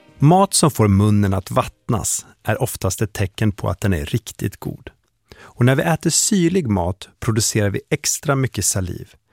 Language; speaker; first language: Swedish; native; Swedish